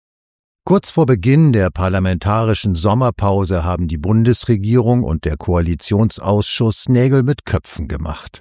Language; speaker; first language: German; native; German